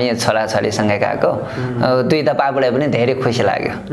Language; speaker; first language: Nepali; non-native, learner; Chinese